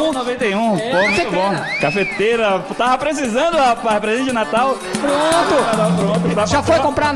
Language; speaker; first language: Portuguese; native; Portuguese